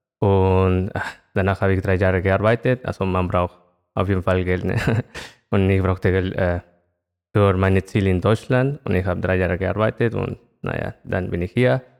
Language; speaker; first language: German; non-native, fluent; Spanish